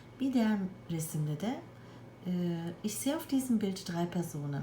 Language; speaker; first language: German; non-native, fluent; Turkish